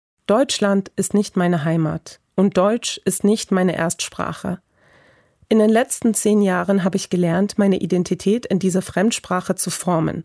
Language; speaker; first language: German; non-native, fluent; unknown